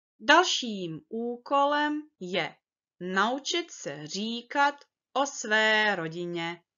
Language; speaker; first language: Czech; early bilingual, heritage; Czech